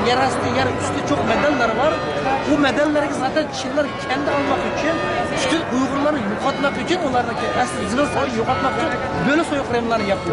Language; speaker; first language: Turkish; non-native, learner; Uyghur